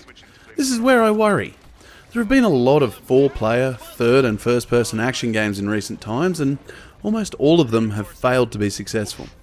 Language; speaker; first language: English; native; English